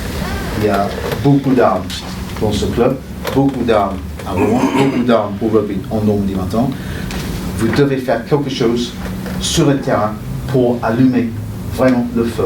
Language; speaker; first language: French; non-native, fluent; English